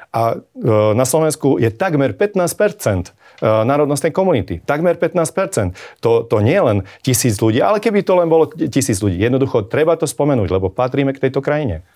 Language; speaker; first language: Slovak; non-native, local second language; Hungarian